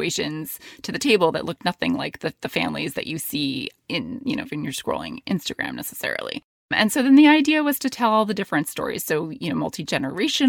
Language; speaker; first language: English; native; English